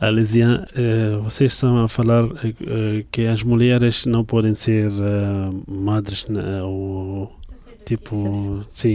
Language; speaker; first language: Portuguese; non-native, fluent; Arabic